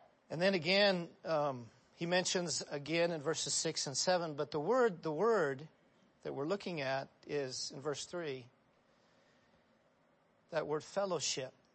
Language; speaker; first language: English; native; English